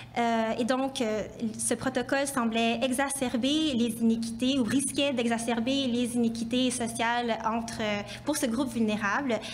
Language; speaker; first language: French; native; French